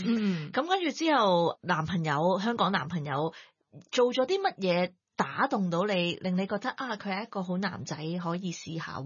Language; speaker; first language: Cantonese; native; Cantonese